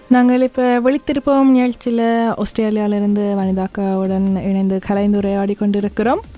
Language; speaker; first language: Tamil; early bilingual, other home language; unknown